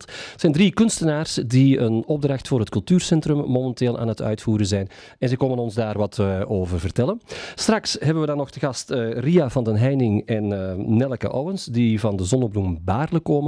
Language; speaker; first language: Dutch; native; Dutch